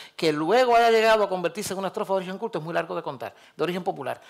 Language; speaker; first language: Spanish; native; Spanish